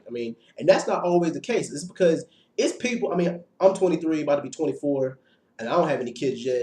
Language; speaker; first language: English; native; English